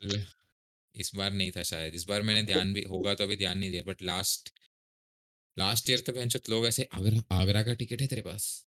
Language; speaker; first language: Hindi; non-native, local second language; Marathi